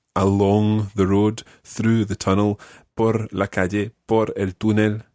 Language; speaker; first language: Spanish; non-native, fluent; English